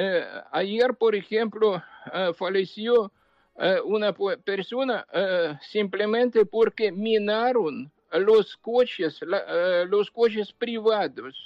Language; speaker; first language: Spanish; non-native, fluent; Ukrainian